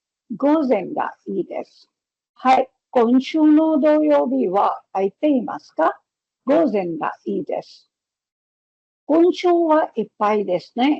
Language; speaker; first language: Japanese; non-native, fluent; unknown